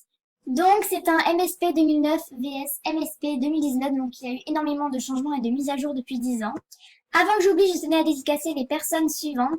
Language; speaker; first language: French; native; French